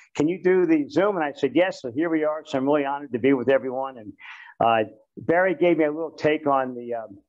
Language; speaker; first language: English; native; English